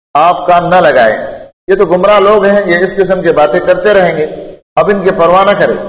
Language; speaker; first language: Urdu; non-native, local second language; Pashto